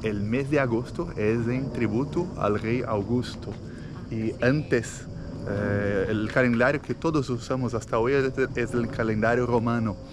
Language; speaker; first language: Spanish; non-native, fluent; Portuguese